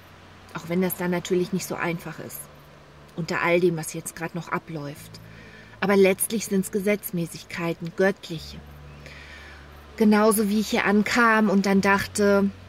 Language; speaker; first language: German; native; German